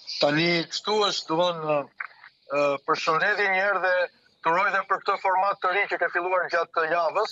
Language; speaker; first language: Albanian; early bilingual, heritage; Albanian